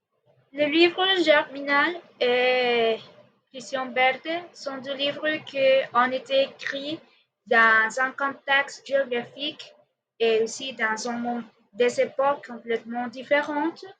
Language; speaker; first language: French; non-native, learner; Spanish